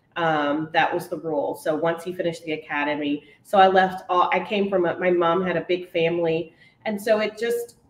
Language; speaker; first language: English; native; English